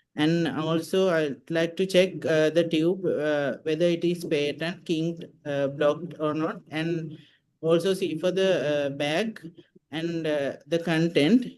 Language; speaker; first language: English; non-native, local second language; Sinhala